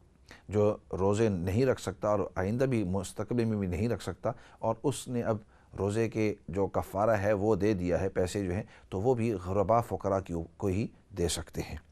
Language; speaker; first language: Urdu; native; Urdu